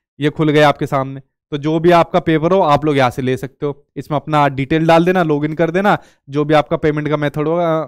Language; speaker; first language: Hindi; native; Hindi